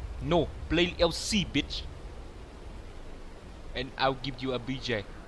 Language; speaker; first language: English; non-native, learner; Vietnamese